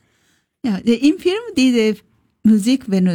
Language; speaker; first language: German; non-native, learner; Japanese